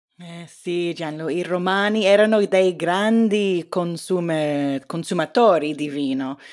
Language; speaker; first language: Italian; non-native, learner; English